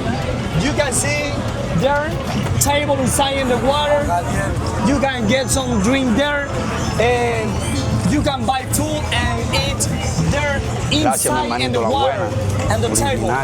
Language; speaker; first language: English; non-native, learner; Spanish